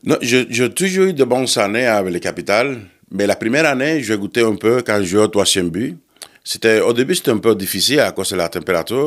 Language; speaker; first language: French; non-native, fluent; Spanish